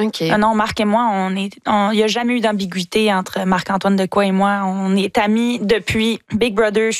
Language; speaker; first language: French; native; French